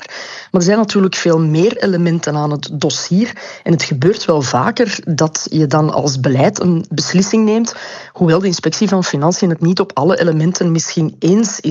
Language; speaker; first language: Dutch; native; Dutch